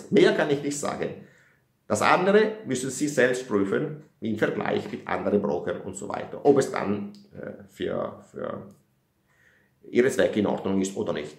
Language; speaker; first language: German; non-native, fluent; Italian